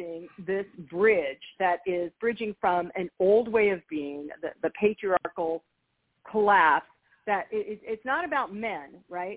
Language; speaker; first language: English; native; English